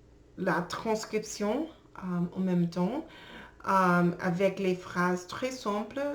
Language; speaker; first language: French; non-native, learner; English